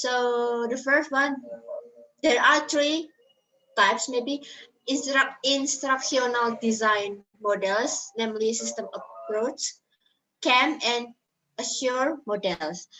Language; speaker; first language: English; non-native, learner; Indonesian